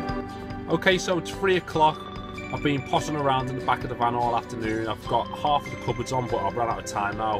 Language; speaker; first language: English; native; English